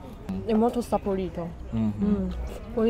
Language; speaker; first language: Italian; non-native, learner; Chinese